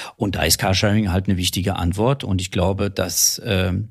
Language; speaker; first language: German; non-native, fluent; French